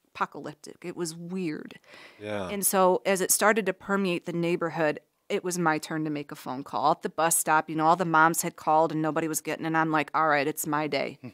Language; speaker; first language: English; native; English